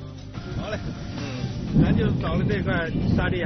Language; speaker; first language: Chinese; native; Chinese